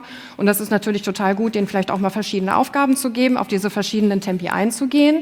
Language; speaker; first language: German; native; German